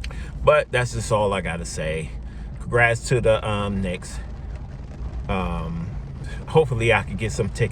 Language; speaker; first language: English; native; English